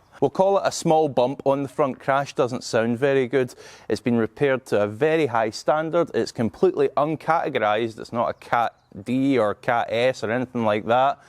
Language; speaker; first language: English; native; English